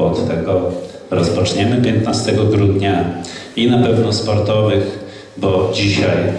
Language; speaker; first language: Polish; native; Polish